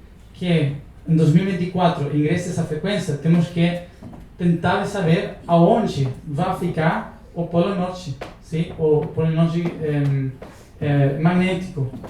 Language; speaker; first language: Portuguese; non-native, learner; Spanish